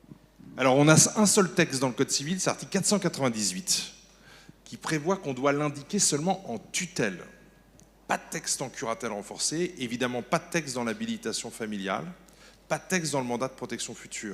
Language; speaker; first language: French; native; French